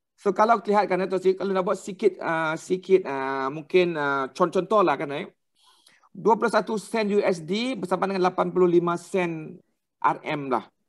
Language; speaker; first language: Malay; non-native, local second language; Thai